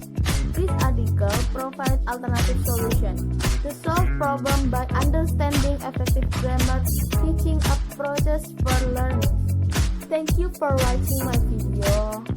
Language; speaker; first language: English; non-native, learner; Indonesian